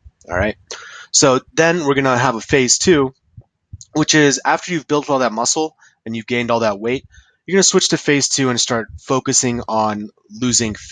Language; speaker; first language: English; native; English